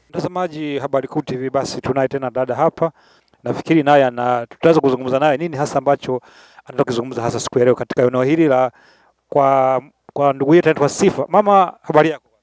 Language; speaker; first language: Swahili; native; Swahili